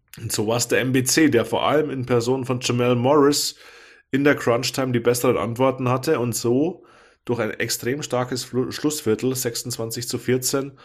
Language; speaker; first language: German; native; German